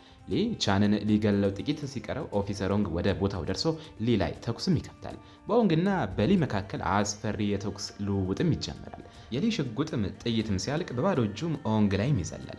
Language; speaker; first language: Amharic; native; Amharic